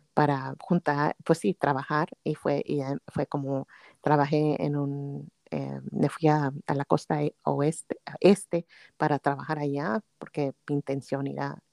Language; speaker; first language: Spanish; native; Spanish